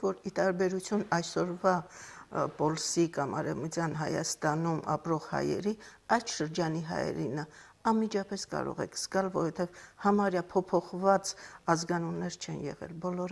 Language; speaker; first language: Armenian; native; Armenian